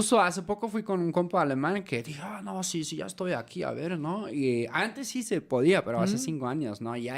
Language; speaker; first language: Spanish; native; Spanish